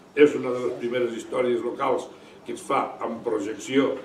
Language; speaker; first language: Catalan; native; Catalan